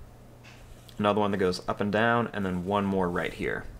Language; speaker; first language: English; native; English